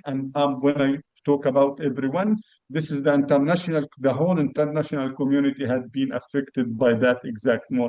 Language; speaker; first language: English; non-native, fluent; Arabic